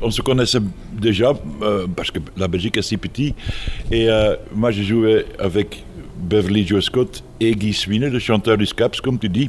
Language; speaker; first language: French; non-native, fluent; Dutch